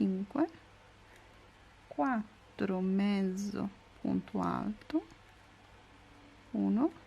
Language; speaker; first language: Italian; non-native, learner; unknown